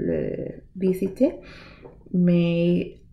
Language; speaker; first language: French; non-native, learner; English